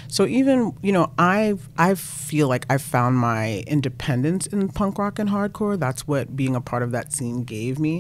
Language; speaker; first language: English; native; English